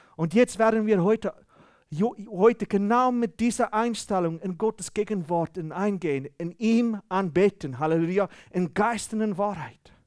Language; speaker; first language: German; non-native, fluent; Afrikaans